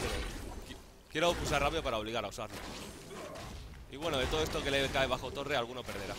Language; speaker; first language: Spanish; native; Spanish